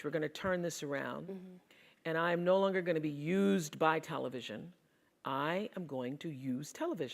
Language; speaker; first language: English; native; English